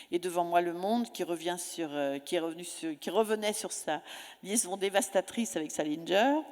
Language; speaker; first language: French; native; French